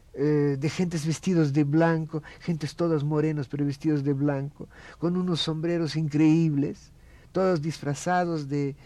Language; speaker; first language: Spanish; non-native, fluent; Russian